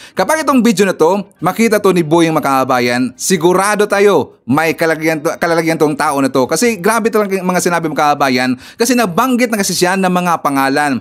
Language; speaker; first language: Filipino; non-native, local second language; Cebuano